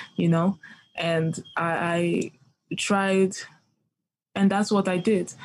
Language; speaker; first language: English; early bilingual, other home language; Yoruba